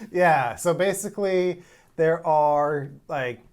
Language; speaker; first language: English; native; English